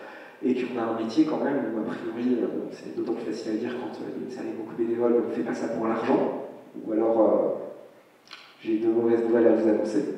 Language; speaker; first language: French; native; French